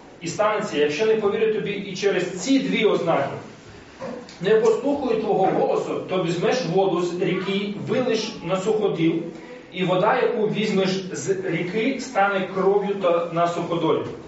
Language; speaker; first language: Ukrainian; non-native, fluent; Russian